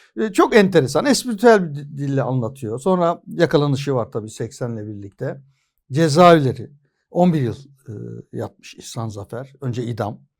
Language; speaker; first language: Turkish; native; Turkish